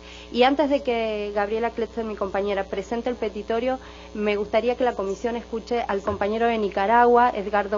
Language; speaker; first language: Spanish; native; Spanish